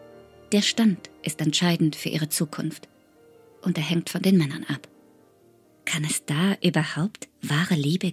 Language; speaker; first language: German; native; German